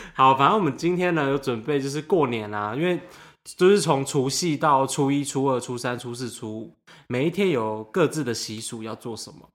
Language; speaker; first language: Chinese; native; Chinese